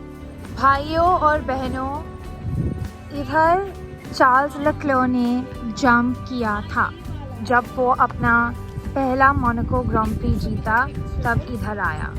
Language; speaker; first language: Hindi; non-native, local second language; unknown